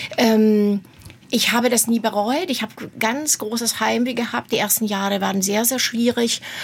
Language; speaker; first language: German; non-native, fluent; Romanian